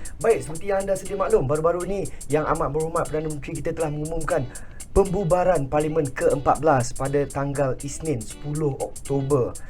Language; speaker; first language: Malay; native; Malay